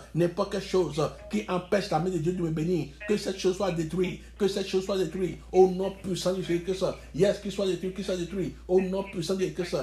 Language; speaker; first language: French; non-native, local second language; Yoruba